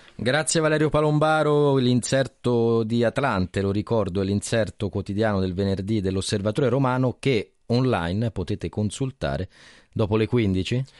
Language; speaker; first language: Italian; native; Italian